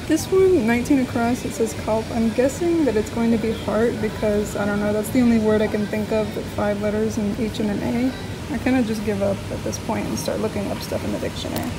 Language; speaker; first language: English; native; English